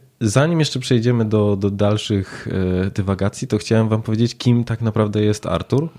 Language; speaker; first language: Polish; native; Polish